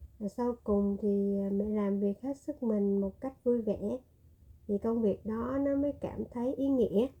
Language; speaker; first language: Vietnamese; native; Vietnamese